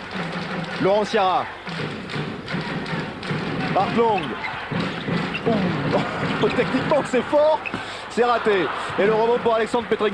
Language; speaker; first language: French; native; French